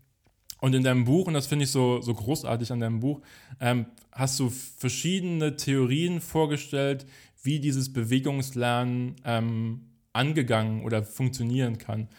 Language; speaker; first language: German; native; German